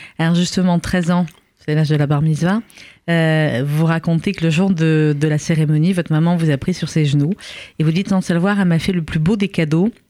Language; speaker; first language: French; native; French